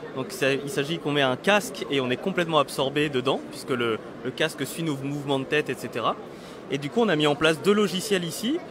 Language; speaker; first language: French; native; French